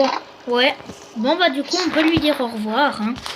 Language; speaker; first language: French; native; French